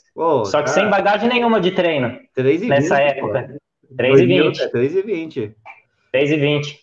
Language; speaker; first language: Portuguese; native; Portuguese